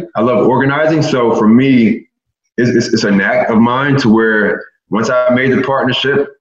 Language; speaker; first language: English; native; English